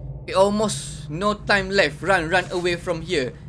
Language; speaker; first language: English; non-native, local second language; Malay